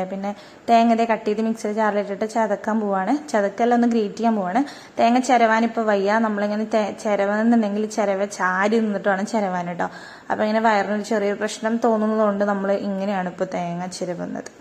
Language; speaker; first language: Malayalam; native; Malayalam